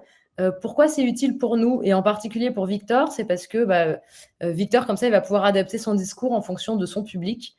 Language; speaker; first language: French; native; French